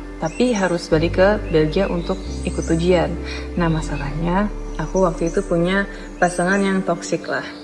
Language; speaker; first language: Indonesian; non-native, fluent; Dutch